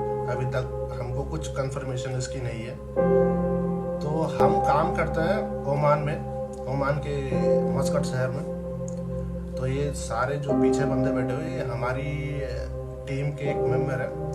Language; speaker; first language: Hindi; native; Hindi